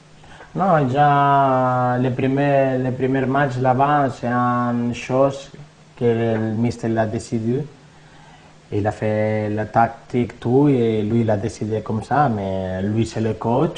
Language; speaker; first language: French; non-native, learner; Spanish